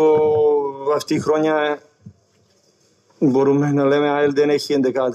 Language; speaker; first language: Greek; non-native, learner; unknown